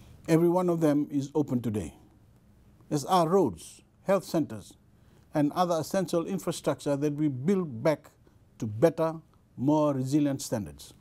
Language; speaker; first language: English; non-native, local second language; Fijian